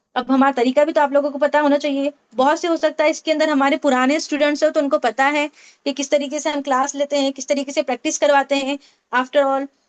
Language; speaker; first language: Urdu; native; Urdu